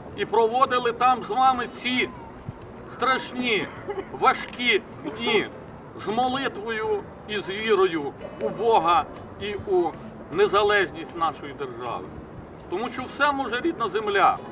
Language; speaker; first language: Ukrainian; native; Ukrainian